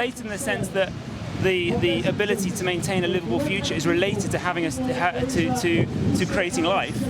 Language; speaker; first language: English; native; English